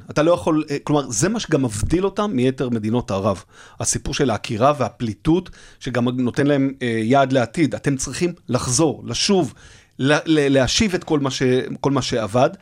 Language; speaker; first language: Hebrew; native; Hebrew